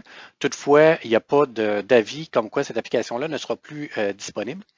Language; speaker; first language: French; native; French